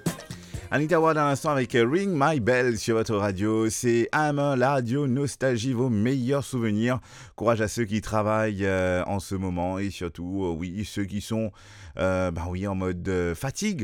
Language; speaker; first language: French; non-native, local second language; Morisyen